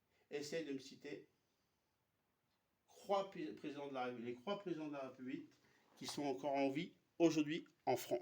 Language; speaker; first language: French; native; French